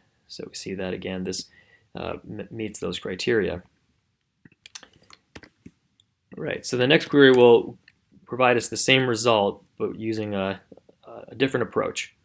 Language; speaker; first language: English; native; English